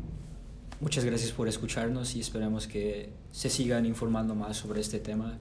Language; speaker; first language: Spanish; early bilingual, heritage; Spanish